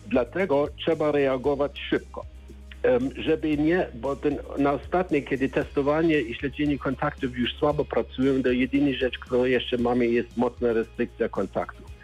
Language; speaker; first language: Polish; non-native, learner; German